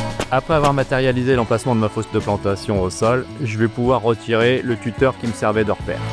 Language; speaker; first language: French; native; French